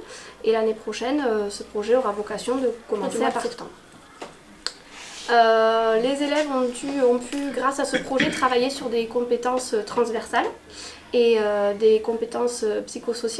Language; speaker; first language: French; native; French